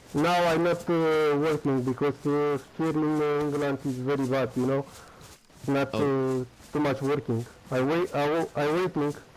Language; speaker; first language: English; non-native, learner; Romanian